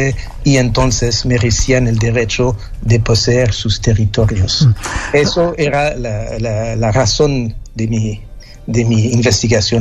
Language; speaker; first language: Spanish; non-native, fluent; French